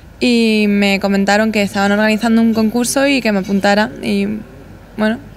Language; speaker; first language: Spanish; native; Spanish